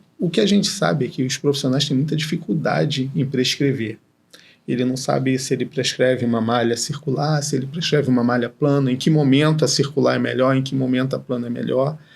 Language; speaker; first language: Portuguese; native; Portuguese